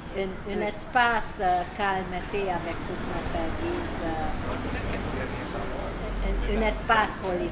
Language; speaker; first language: French; non-native, learner; Hungarian